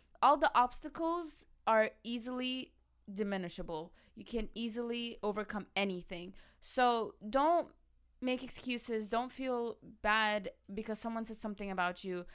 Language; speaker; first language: English; early bilingual, other home language; Arabic